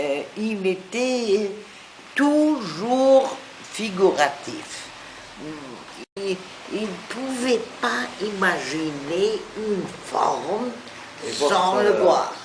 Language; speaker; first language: French; non-native, fluent; German